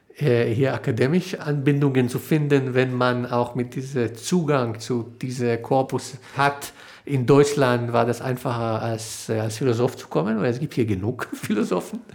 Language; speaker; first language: German; non-native, fluent; Hebrew